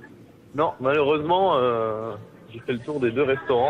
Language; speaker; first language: French; native; French